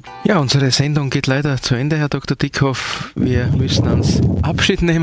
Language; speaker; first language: German; native; German